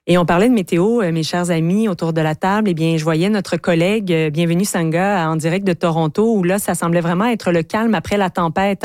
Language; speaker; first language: French; native; French